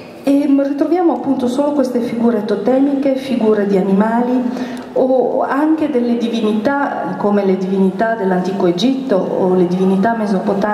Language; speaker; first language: Italian; native; Italian